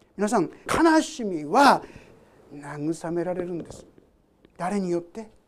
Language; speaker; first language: Japanese; native; Japanese